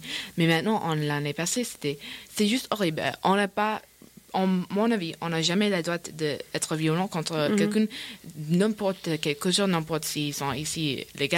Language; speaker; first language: French; non-native, learner; English